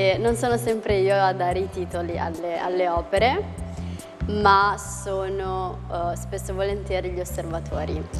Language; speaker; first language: Italian; non-native, fluent; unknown